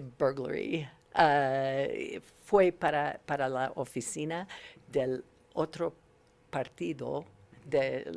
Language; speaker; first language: Spanish; non-native, learner; English